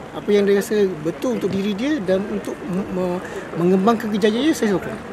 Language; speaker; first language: Malay; native; Malay